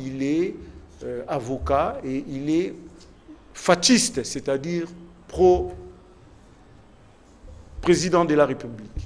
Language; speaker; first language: French; non-native, local second language; Lingala